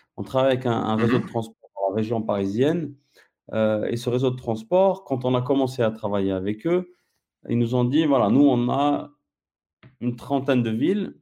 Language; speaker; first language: French; non-native, local second language; Arabic